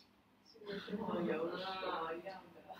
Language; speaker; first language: Chinese; non-native, learner; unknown